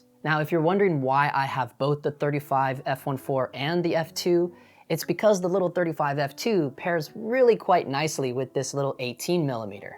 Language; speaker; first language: English; native; English